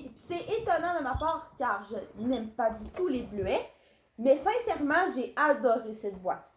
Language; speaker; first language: French; native; French